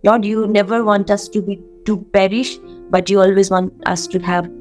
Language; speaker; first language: English; non-native, local second language; Assamese